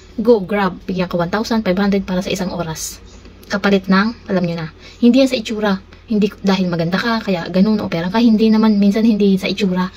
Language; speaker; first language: Filipino; native; Filipino